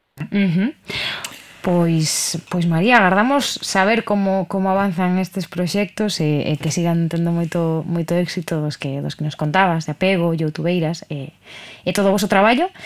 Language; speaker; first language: Galician; non-native, local second language; Spanish